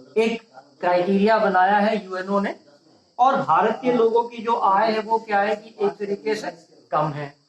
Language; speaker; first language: Hindi; native; Hindi